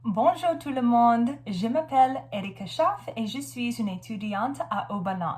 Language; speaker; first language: French; non-native, learner; English